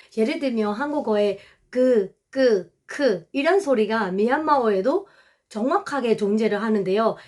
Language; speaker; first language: Korean; non-native, fluent; Burmese